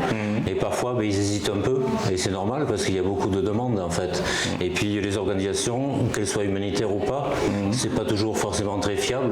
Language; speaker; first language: French; native; French